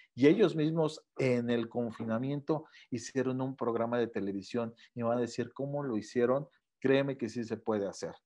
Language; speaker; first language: Spanish; native; Spanish